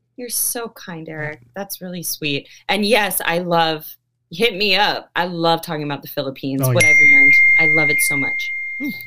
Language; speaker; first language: English; early bilingual, other home language; Filipino